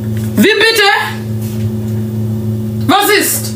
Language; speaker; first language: German; non-native, fluent; Swahili